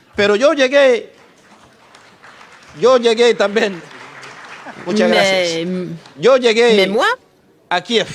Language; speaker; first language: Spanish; non-native, fluent; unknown